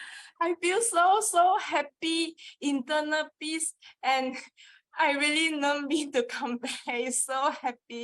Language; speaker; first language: English; non-native, learner; Thai